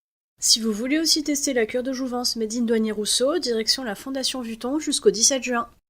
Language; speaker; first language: French; native; French